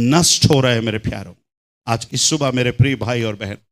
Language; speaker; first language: Hindi; non-native, local second language; Telugu